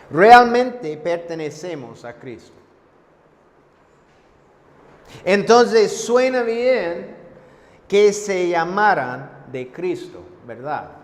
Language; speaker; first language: Spanish; non-native, fluent; English